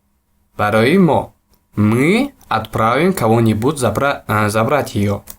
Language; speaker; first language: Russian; non-native, local second language; Tajik